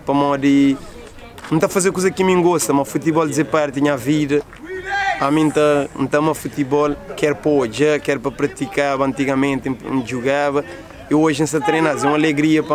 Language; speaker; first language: Portuguese; non-native, local second language; Kabuverdianu